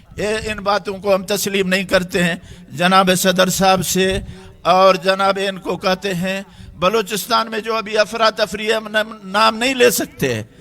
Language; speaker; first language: Urdu; non-native, local second language; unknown